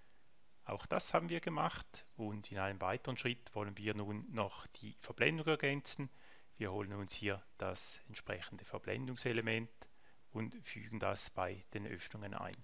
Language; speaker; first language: German; native; German